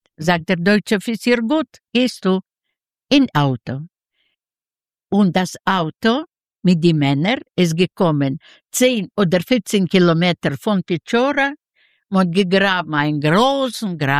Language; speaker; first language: German; non-native, learner; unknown